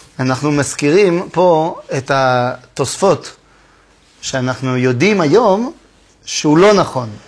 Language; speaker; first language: Hebrew; non-native, fluent; French